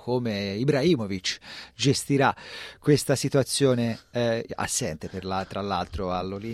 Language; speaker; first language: Italian; native; Italian